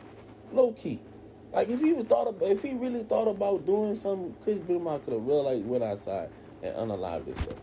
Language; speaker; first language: English; native; English